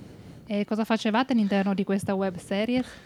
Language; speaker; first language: Italian; native; Italian